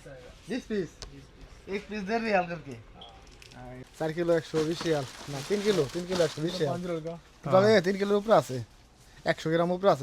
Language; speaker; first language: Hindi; non-native, learner; Bangla